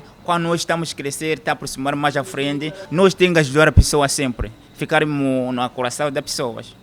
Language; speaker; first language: Portuguese; non-native, learner; Kinyarwanda